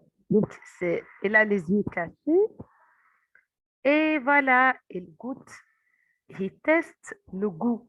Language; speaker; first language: French; non-native, fluent; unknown